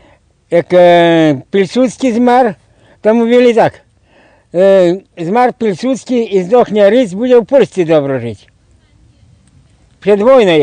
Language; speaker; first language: Polish; non-native, learner; Russian